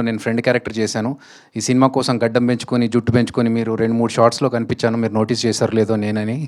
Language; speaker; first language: Telugu; native; Telugu